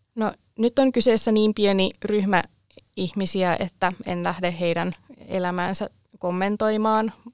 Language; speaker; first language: Finnish; native; Finnish